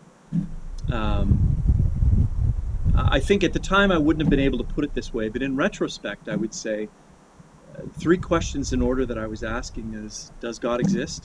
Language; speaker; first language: English; native; English